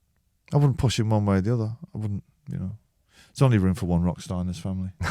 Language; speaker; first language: English; native; English